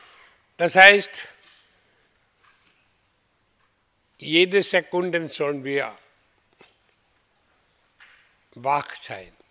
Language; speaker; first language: German; non-native, fluent; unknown